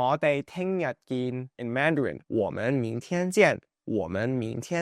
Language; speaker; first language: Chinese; non-native, fluent; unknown